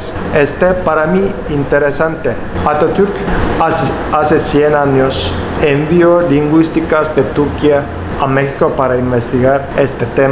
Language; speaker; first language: Spanish; non-native, learner; Turkish